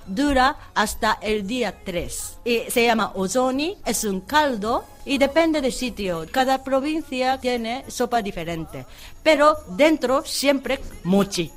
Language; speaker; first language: Spanish; non-native, fluent; Japanese